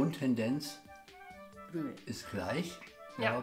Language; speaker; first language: German; native; German